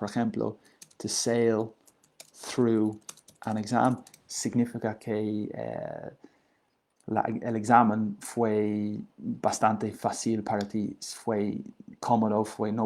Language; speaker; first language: Spanish; non-native, learner; English